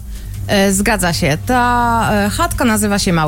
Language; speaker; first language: Polish; native; Polish